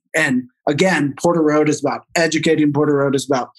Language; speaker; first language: English; native; English